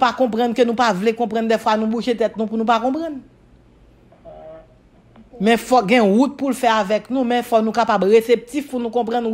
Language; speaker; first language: French; non-native, local second language; Haitian Creole